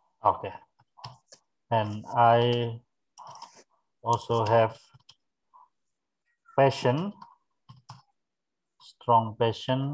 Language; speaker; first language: English; non-native, fluent; Indonesian